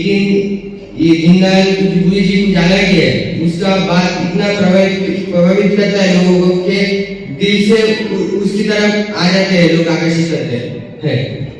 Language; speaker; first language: Hindi; non-native, local second language; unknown